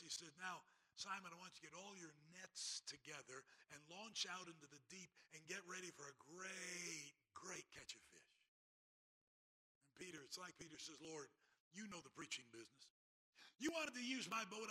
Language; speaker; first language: English; native; English